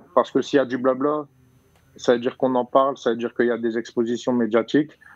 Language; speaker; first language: French; native; French